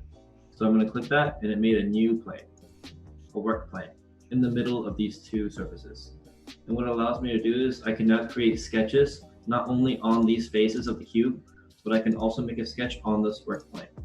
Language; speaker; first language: English; native; English